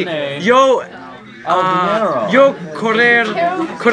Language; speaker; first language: Spanish; non-native, learner; English